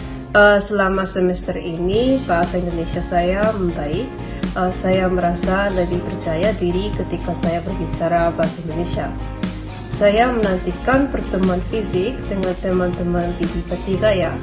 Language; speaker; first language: Indonesian; non-native, learner; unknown